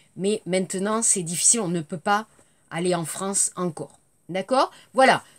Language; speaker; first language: French; native; French